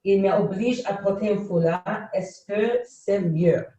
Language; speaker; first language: French; non-native, learner; English